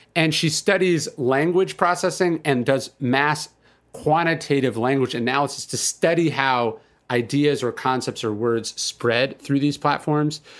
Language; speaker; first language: English; native; English